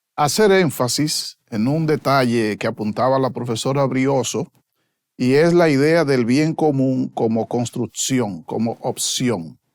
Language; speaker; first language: Spanish; native; Spanish